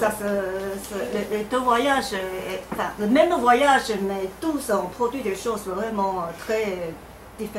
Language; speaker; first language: French; non-native, fluent; Chinese